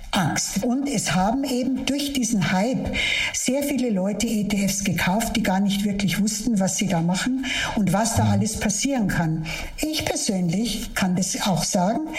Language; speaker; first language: German; native; German